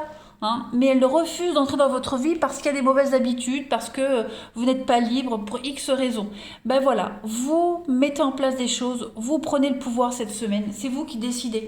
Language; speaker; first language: French; native; French